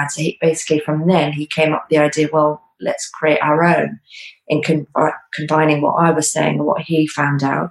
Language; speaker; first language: English; native; English